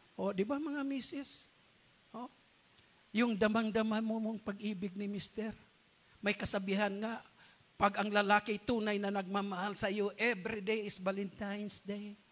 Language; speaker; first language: Filipino; non-native, local second language; Cebuano